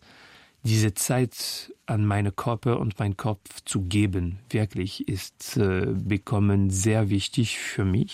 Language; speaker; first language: German; non-native, fluent; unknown